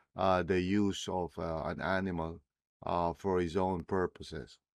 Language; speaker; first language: English; non-native, local second language; Filipino